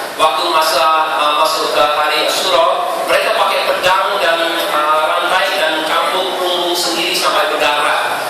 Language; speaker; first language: Indonesian; non-native, fluent; English